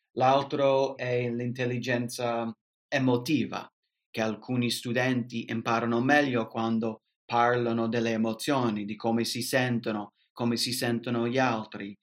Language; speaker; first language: Italian; non-native, fluent; English